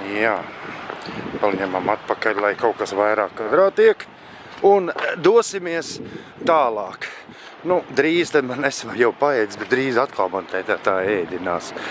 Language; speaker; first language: Latvian; non-native, local second language; Russian